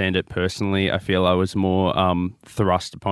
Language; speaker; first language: English; native; English